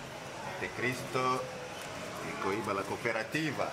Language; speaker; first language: Spanish; non-native, learner; Portuguese